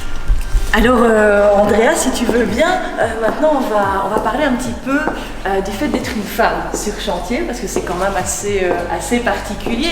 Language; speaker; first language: French; native; French